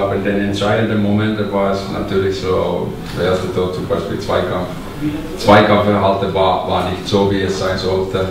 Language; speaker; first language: German; non-native, fluent; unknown